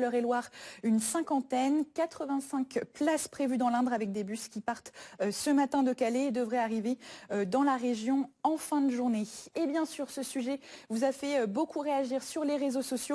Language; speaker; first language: French; native; French